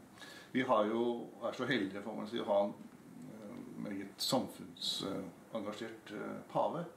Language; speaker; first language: Norwegian; native; Norwegian